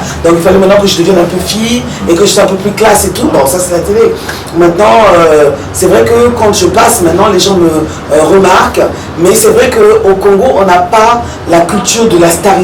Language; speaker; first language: French; early bilingual, other home language; Lingala